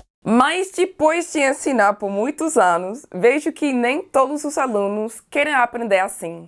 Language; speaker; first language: Portuguese; non-native, fluent; English